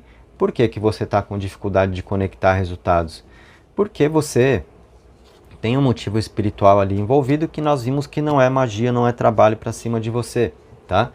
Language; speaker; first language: Portuguese; native; Portuguese